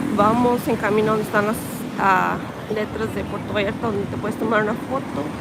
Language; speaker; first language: Spanish; early bilingual, heritage; Spanish